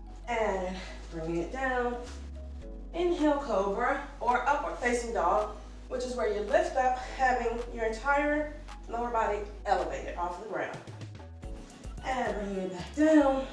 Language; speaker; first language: English; native; English